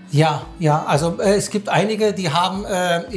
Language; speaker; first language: German; native; German